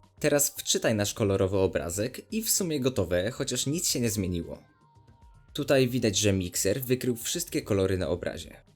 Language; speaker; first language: Polish; native; Polish